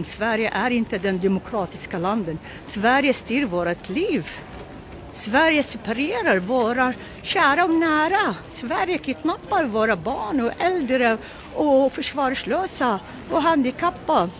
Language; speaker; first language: Swedish; non-native, local second language; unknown